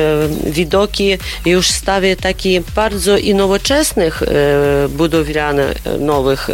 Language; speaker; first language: Polish; non-native, learner; Ukrainian